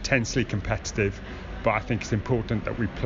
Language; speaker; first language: English; native; English